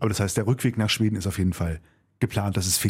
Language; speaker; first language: German; native; German